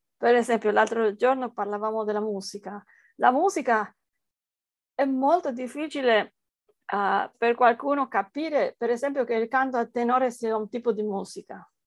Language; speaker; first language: Italian; non-native, fluent; Spanish